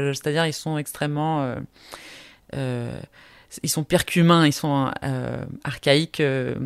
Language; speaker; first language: French; early bilingual, heritage; Spanish